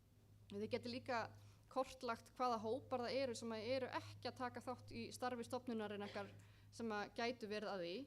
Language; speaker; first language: Icelandic; native; Icelandic